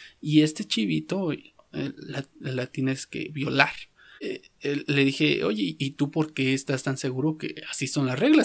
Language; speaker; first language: Spanish; native; Spanish